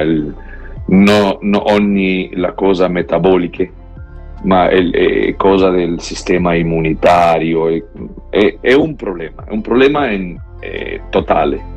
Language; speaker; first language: Italian; non-native, learner; Spanish